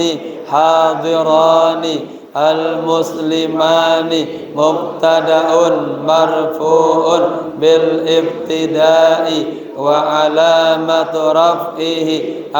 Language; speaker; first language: Arabic; non-native, fluent; Indonesian